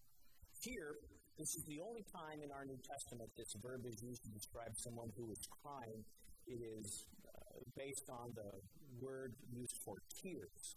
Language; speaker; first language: English; native; English